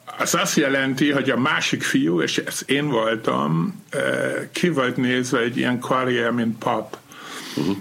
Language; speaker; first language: Hungarian; non-native, fluent; German